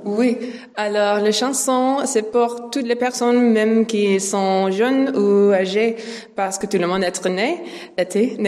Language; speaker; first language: French; non-native, learner; English